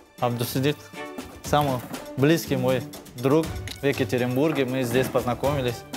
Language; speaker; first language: Russian; non-native, learner; Tajik